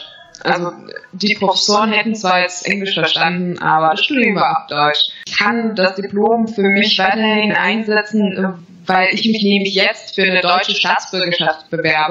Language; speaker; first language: German; non-native, fluent; Latvian